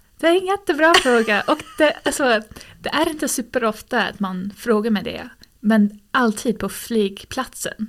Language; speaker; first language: Swedish; non-native, fluent; English